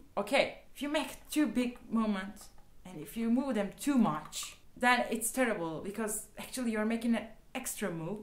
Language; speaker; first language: English; non-native, fluent; Turkish